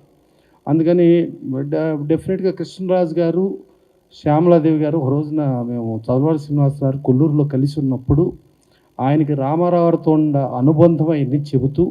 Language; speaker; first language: Telugu; native; Telugu